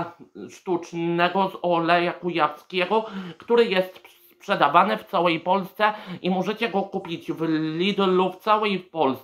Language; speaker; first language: Polish; native; Polish